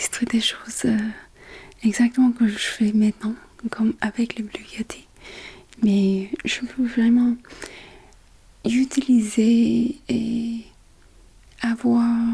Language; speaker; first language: French; non-native, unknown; English